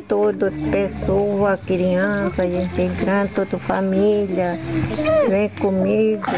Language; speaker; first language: Portuguese; non-native, local second language; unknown